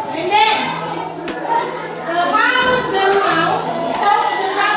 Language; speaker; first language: English; non-native, fluent; Indonesian